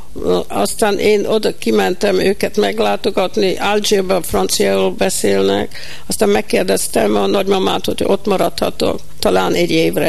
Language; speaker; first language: Hungarian; early bilingual, heritage; Hungarian